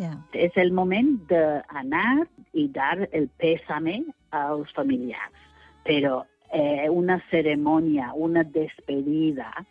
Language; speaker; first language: Catalan; non-native, fluent; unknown